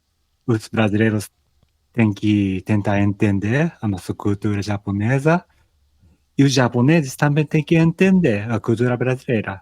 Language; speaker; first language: Portuguese; non-native, fluent; Japanese